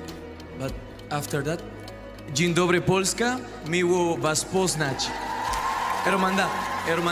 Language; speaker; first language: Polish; non-native, learner; Spanish